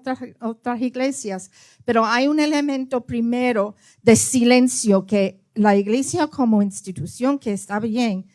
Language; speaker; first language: Spanish; early bilingual, heritage; Spanish